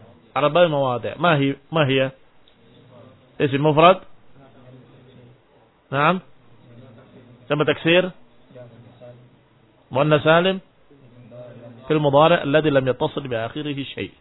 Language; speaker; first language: Arabic; non-native, fluent; Indonesian